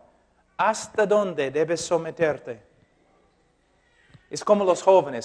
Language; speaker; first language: Spanish; non-native, fluent; English